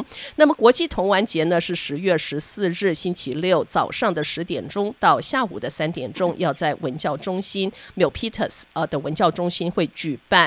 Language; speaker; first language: Chinese; native; Chinese